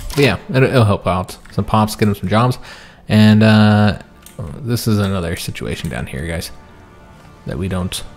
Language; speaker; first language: English; native; English